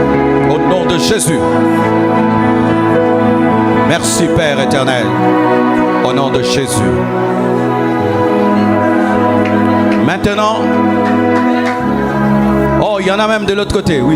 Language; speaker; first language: French; non-native, local second language; Lingala